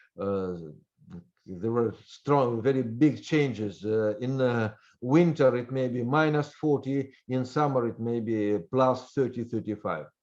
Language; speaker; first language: English; non-native, fluent; Russian